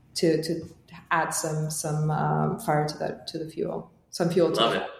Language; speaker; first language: English; non-native, fluent; Albanian